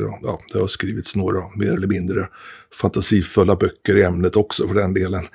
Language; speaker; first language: Swedish; native; Swedish